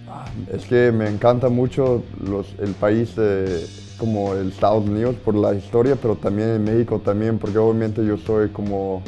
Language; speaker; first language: Spanish; early bilingual, heritage; Spanish